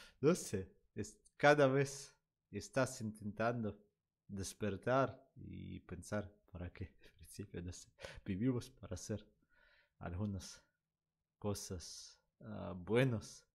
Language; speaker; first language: Spanish; non-native, learner; Russian